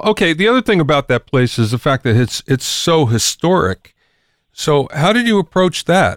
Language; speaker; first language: English; native; English